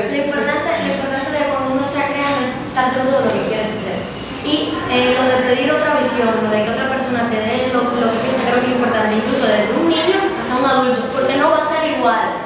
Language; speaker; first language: Spanish; native; Spanish